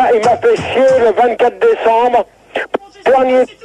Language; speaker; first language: French; native; French